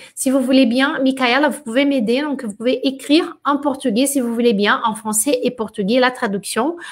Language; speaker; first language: French; non-native, fluent; Portuguese